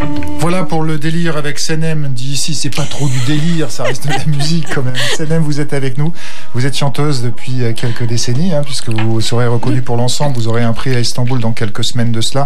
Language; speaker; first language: French; native; French